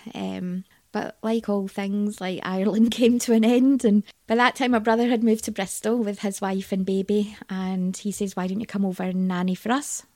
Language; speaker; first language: English; native; English